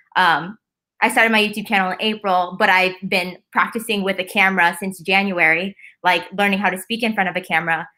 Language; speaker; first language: English; native; English